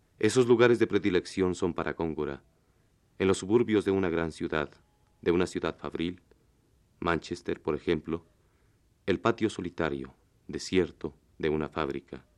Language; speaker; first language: Spanish; native; Spanish